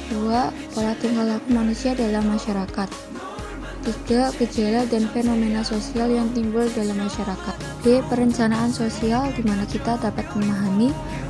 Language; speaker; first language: Indonesian; native; Indonesian